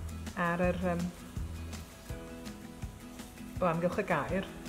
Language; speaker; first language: Welsh; native; Welsh